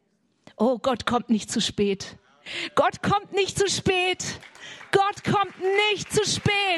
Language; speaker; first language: German; native; German